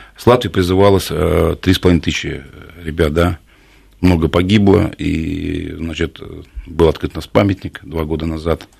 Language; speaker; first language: Russian; native; Russian